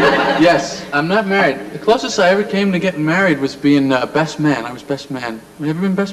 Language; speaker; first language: English; native; English